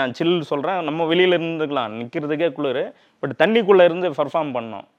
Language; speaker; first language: Tamil; native; Tamil